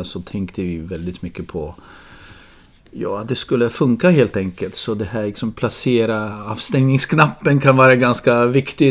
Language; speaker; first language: Swedish; non-native, fluent; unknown